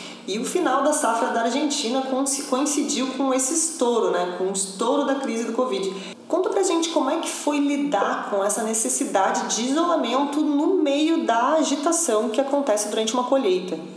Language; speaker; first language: Portuguese; native; Portuguese